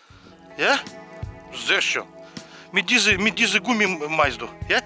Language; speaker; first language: German; non-native, learner; Russian